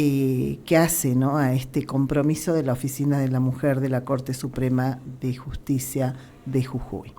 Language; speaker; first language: Spanish; native; Spanish